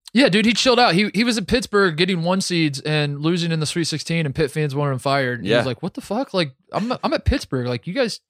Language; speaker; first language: English; native; English